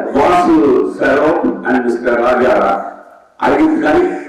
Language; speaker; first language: English; non-native, local second language; Tamil